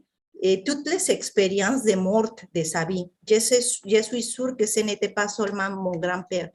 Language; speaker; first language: French; non-native, fluent; Spanish